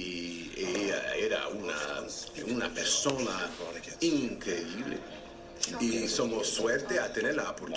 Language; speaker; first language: Spanish; non-native, learner; English